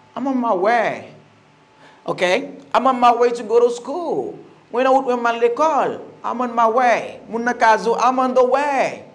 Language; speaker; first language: English; non-native, fluent; Haitian Creole